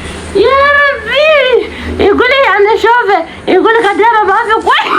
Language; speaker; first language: Arabic; non-native, learner; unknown